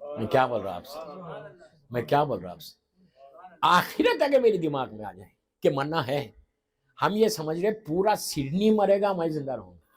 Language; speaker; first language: Urdu; native; Urdu